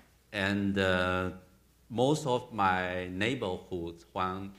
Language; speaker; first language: English; non-native, learner; Chinese